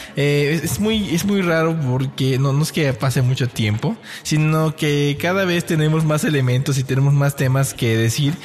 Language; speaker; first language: Spanish; native; Spanish